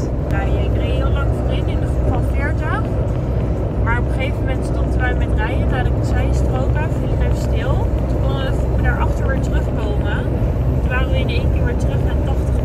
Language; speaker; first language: Dutch; native; Dutch